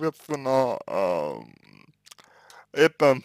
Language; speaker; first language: Russian; native; Russian